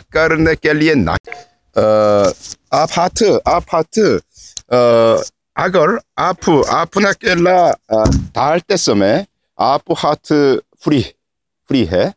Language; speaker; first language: Hindi; non-native, learner; Korean